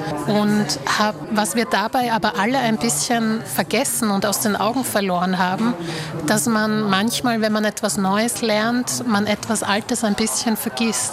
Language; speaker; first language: German; early bilingual, other home language; Slovak